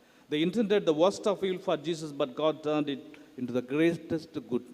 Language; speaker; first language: English; non-native, local second language; Tamil